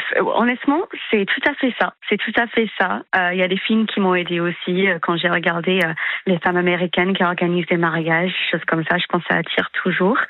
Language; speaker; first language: French; non-native, fluent; English